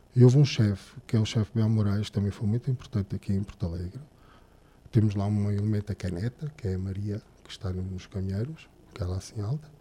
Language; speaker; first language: Portuguese; native; Portuguese